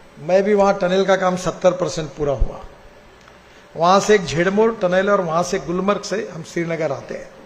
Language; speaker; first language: Hindi; non-native, local second language; Marathi